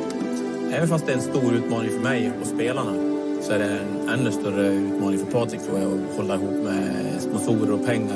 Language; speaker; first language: Swedish; native; Swedish